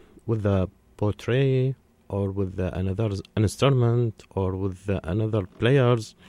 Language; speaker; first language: English; non-native, learner; Arabic